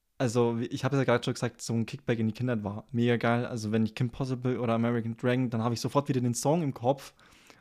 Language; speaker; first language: German; native; German